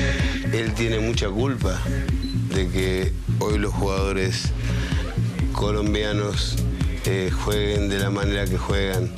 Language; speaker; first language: Spanish; native; Spanish